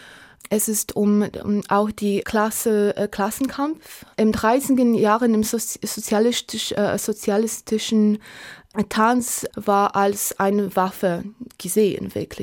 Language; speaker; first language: German; non-native, learner; Polish